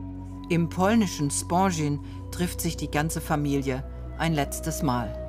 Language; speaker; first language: German; native; German